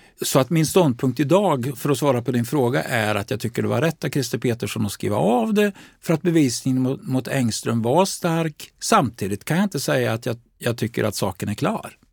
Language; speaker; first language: Swedish; native; Swedish